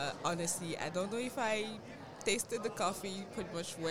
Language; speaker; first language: English; non-native, local second language; French